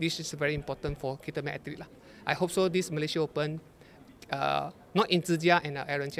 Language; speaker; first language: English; non-native, learner; Malay